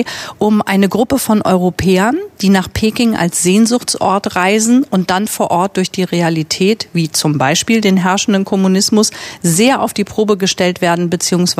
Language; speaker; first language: German; native; German